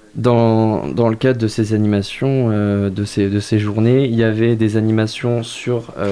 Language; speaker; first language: French; native; French